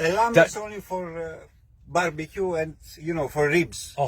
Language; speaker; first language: English; non-native, learner; Greek